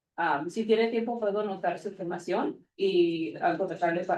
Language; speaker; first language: Spanish; early bilingual, other home language; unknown